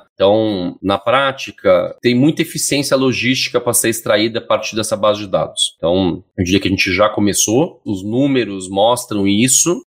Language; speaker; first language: Portuguese; native; Portuguese